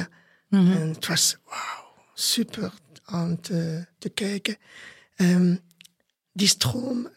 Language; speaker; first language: Dutch; non-native, local second language; French